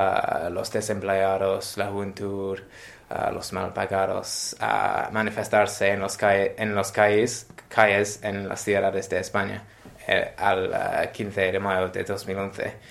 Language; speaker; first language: Spanish; non-native, learner; English